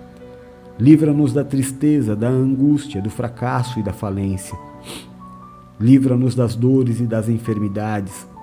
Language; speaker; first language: Portuguese; native; Portuguese